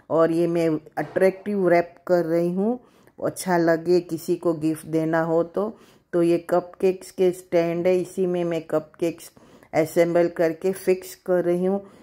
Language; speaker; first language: Hindi; native; Hindi